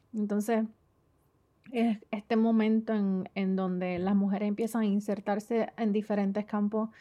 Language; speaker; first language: Spanish; native; Spanish